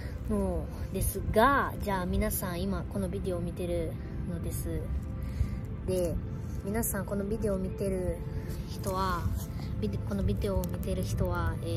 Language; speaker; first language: Japanese; early bilingual, other home language; Portuguese